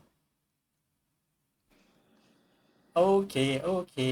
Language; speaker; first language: Chinese; non-native, fluent; Lao